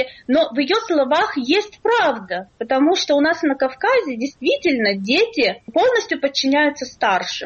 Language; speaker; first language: Russian; native; Russian